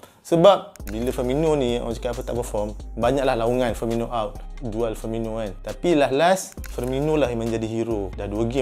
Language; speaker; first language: Malay; native; Malay